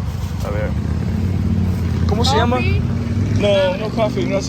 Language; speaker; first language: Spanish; non-native, learner; English